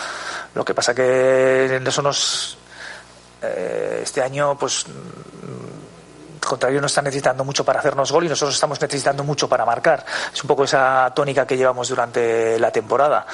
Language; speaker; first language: Spanish; native; Spanish